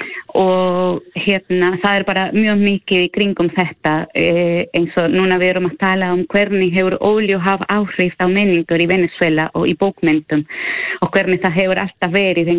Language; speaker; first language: Icelandic; non-native, learner; Spanish